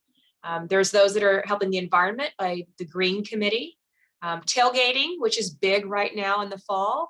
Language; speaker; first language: English; native; English